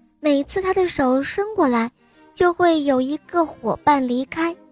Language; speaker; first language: Chinese; native; Chinese